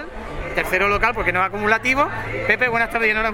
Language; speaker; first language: Spanish; native; Spanish